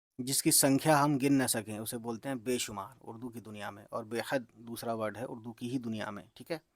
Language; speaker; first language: Urdu; native; Urdu